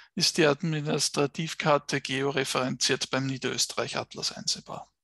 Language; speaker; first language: German; native; German